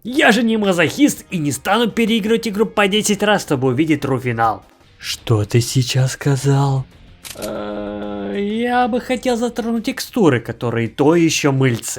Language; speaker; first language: Russian; native; Russian